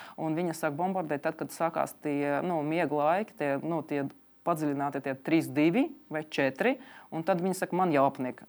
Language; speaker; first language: Latvian; non-native, local second language; Russian